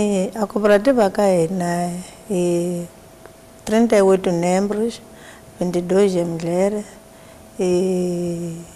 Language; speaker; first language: Portuguese; non-native, local second language; Tsonga